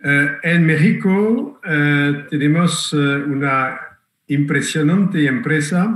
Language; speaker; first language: Spanish; non-native, fluent; French